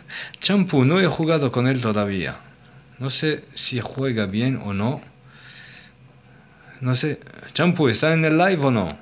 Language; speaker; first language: Spanish; non-native, learner; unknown